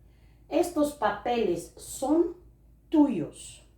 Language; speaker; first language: Spanish; non-native, fluent; Portuguese